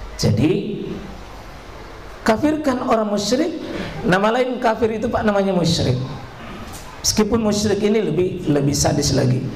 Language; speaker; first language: Indonesian; native; Indonesian